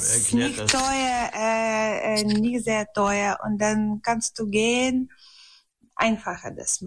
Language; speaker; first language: German; non-native, learner; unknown